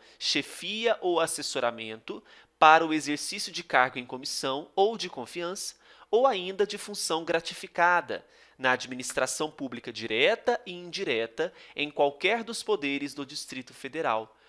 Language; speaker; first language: Portuguese; native; Portuguese